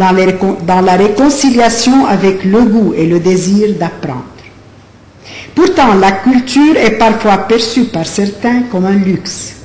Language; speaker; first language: French; non-native, local second language; Arabic